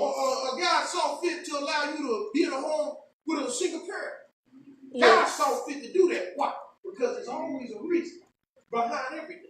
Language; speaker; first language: English; native; English